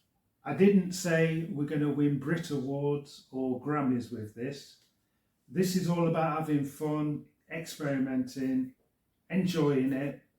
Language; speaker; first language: English; native; English